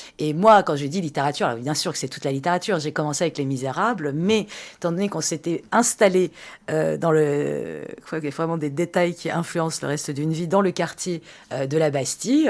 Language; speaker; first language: French; early bilingual, other home language; Persian